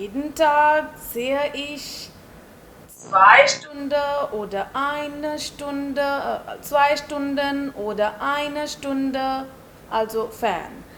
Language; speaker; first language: German; non-native, learner; Hindi